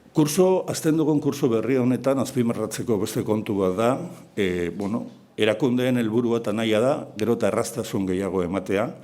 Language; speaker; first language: Basque; native; Basque